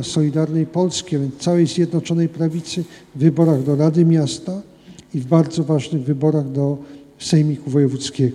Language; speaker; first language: Polish; native; Polish